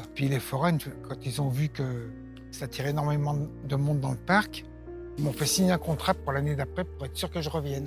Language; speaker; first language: French; native; French